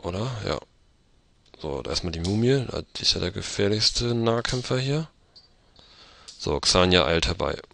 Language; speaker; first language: German; native; German